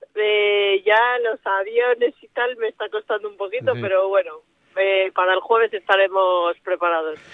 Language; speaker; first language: Spanish; native; Spanish